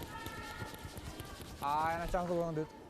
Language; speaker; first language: Swedish; native; Swedish